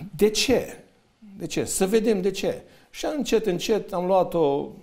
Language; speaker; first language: Romanian; native; Romanian